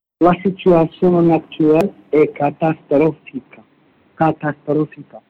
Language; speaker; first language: Spanish; non-native, learner; Arabic